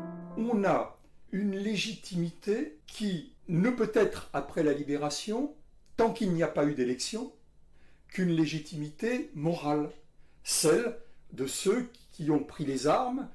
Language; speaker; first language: French; native; French